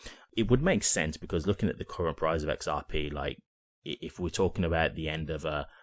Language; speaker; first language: English; native; English